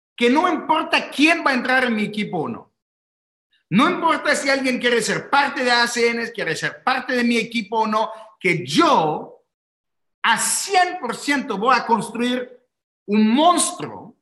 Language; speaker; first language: Spanish; non-native, fluent; English